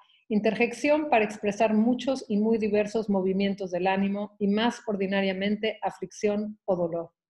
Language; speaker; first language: Spanish; early bilingual, heritage; Spanish